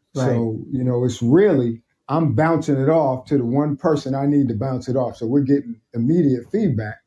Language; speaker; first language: English; native; English